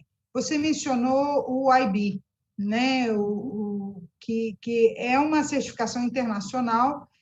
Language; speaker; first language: Portuguese; native; Portuguese